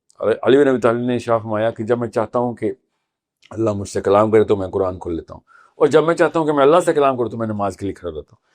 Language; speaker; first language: Urdu; native; Urdu